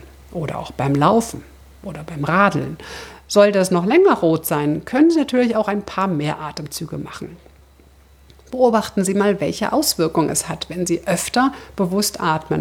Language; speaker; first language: German; native; German